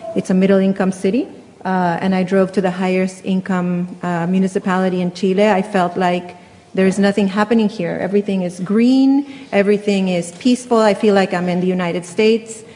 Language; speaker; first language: English; native; English